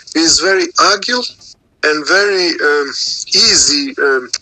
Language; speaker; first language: English; non-native, learner; Serbian